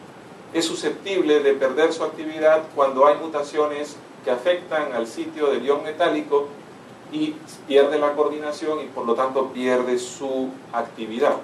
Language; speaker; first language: Spanish; native; Spanish